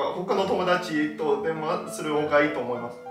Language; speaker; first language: Japanese; non-native, learner; English